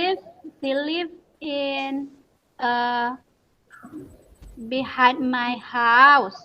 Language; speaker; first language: English; non-native, learner; Indonesian